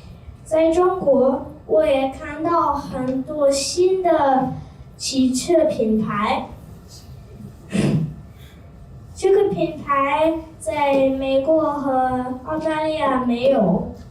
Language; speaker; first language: Chinese; non-native, learner; English